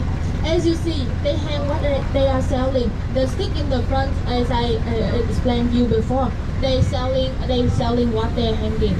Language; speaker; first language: English; non-native, fluent; Vietnamese